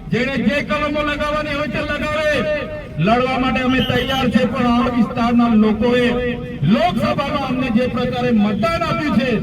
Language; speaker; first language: Gujarati; non-native, local second language; Vasavi